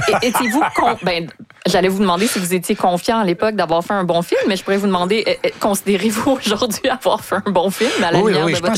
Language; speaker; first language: French; native; French